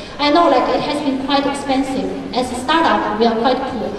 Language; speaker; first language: English; non-native, fluent; Chinese